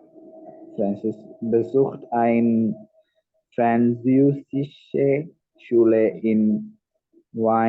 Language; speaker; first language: German; non-native, learner; Malayalam